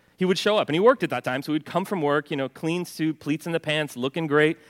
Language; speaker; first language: English; early bilingual, other home language; Norwegian